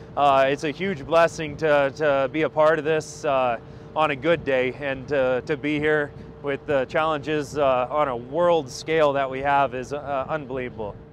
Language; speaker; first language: English; native; English